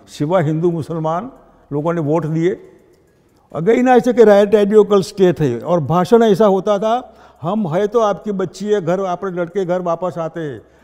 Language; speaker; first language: Hindi; non-native, local second language; Gujarati